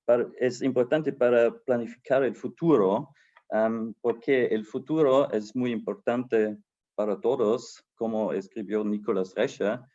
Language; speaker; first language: Spanish; non-native, fluent; German